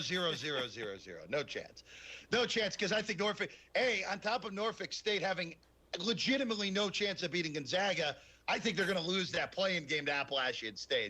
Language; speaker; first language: English; native; English